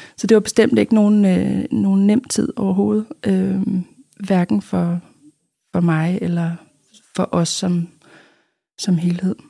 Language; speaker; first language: Danish; native; Danish